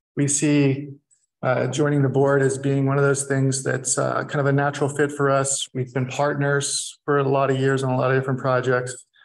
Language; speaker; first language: English; native; English